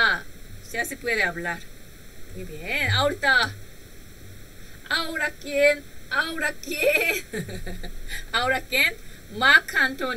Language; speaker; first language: Spanish; non-native, learner; Korean